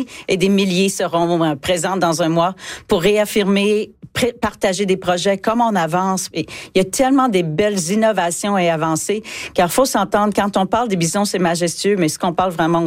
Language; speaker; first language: French; native; French